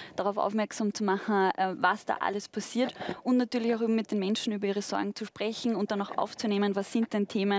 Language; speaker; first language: German; native; German